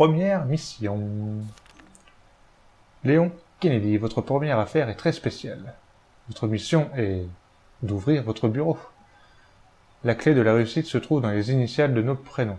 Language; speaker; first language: French; native; French